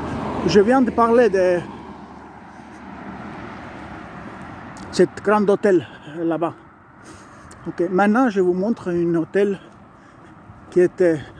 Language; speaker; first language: French; non-native, learner; Estonian